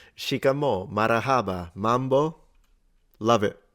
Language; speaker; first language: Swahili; non-native, learner; Italian